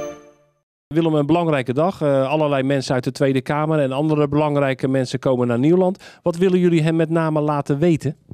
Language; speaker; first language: Dutch; native; Dutch